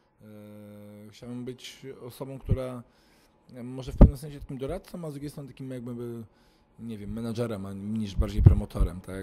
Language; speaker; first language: Polish; native; Polish